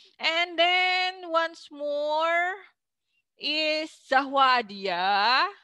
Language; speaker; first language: English; non-native, fluent; Indonesian